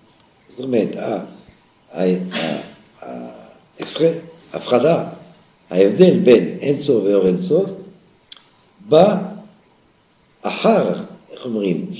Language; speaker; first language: Hebrew; non-native, fluent; French